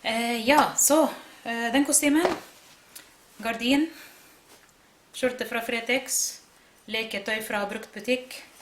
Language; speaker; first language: Norwegian; non-native, fluent; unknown